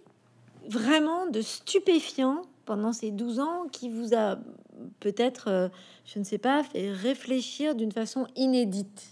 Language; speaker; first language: French; native; French